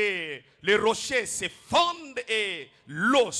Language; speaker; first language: French; non-native, local second language; Lingala